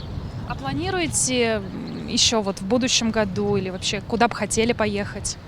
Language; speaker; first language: Russian; native; Russian